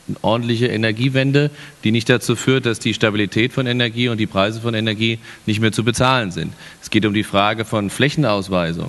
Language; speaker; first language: German; native; German